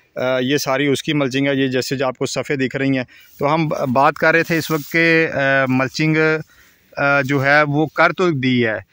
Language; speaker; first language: Urdu; non-native, local second language; Punjabi